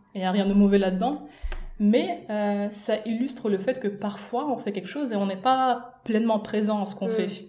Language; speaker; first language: French; non-native, fluent; Russian